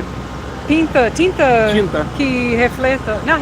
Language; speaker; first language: Portuguese; non-native, learner; English